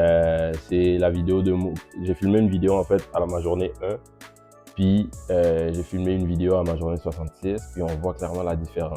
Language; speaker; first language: French; native; French